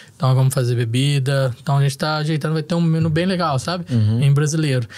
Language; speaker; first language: Portuguese; native; Portuguese